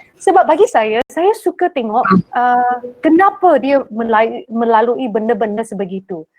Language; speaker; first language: Malay; non-native, local second language; Min Nan Chinese